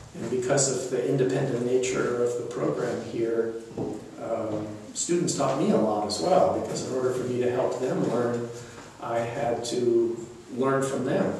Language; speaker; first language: English; native; English